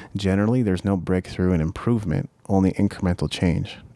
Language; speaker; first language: English; early bilingual, other home language; Japanese